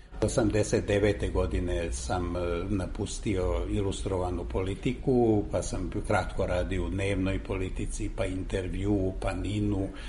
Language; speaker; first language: Serbian; non-native, local second language; Hungarian